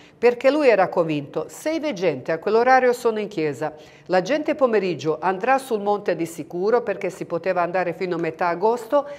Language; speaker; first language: Italian; non-native, fluent; Bosnian